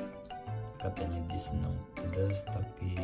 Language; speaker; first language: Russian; non-native, learner; Indonesian